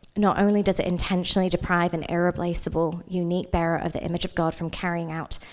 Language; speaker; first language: English; native; English